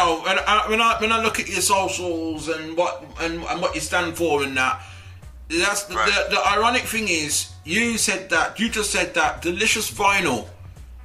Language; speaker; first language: English; native; English